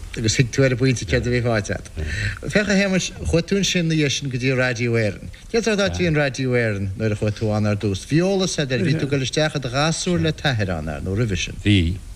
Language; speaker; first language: Irish; native; Irish